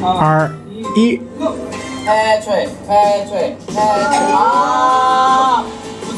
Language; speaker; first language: Chinese; non-native, learner; Thai